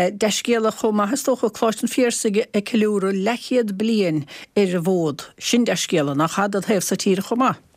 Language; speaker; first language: Irish; native; Irish